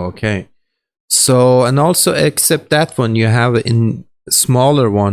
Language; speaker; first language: English; non-native, learner; Persian